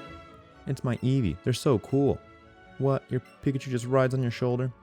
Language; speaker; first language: English; native; English